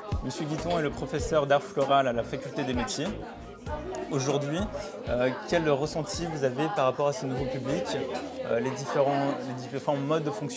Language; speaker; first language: French; native; French